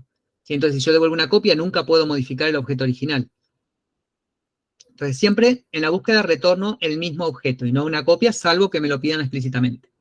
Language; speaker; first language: Spanish; native; Spanish